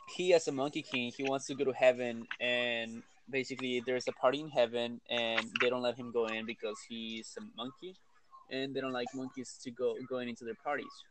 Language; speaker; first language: English; early bilingual, other home language; Spanish